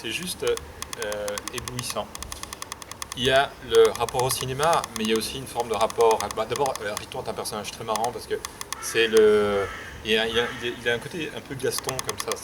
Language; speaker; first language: French; native; French